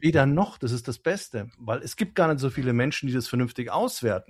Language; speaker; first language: German; native; German